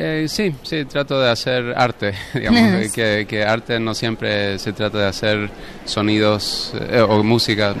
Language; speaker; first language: Spanish; non-native, fluent; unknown